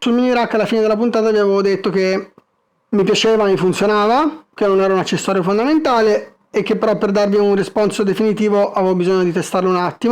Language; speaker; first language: Italian; native; Italian